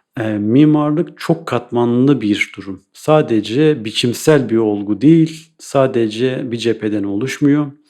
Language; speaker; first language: Turkish; native; Turkish